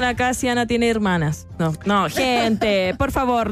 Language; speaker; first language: Spanish; native; Spanish